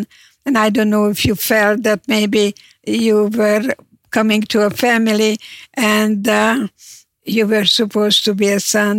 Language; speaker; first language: English; non-native, fluent; Hungarian